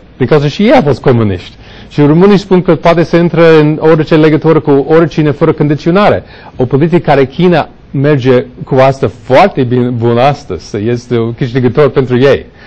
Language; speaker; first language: Romanian; non-native, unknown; English